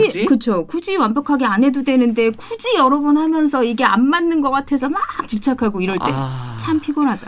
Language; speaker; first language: Korean; native; Korean